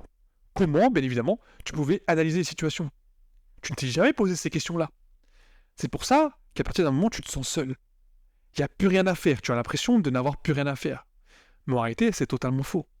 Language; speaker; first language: French; native; French